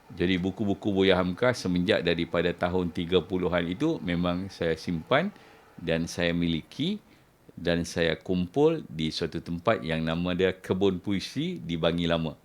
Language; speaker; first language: Malay; native; Malay